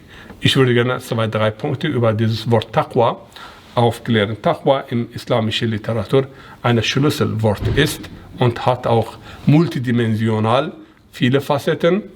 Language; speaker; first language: German; non-native, learner; Persian